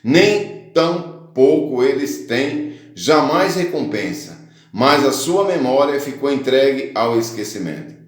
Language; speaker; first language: Portuguese; native; Portuguese